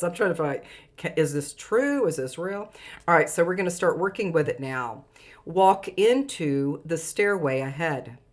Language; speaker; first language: English; native; English